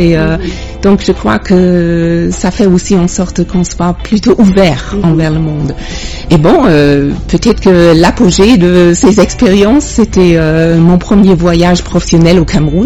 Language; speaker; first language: French; non-native, fluent; German